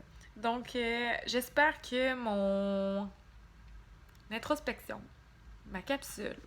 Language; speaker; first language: French; native; French